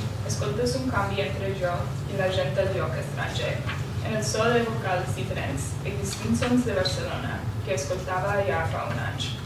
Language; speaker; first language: Catalan; non-native, learner; English